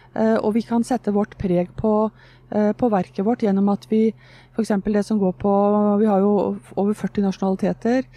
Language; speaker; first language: Norwegian; native; Norwegian